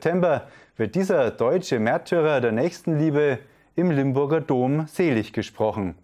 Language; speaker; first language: German; native; German